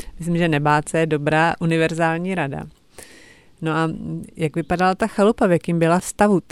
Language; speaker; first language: Czech; native; Czech